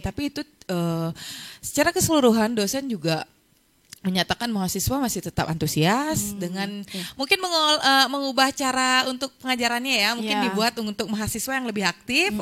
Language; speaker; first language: Indonesian; native; Indonesian